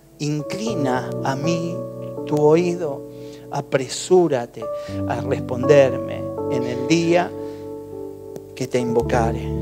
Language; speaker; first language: Spanish; native; Spanish